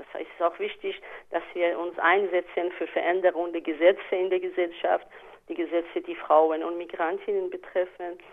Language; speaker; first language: German; non-native, fluent; Persian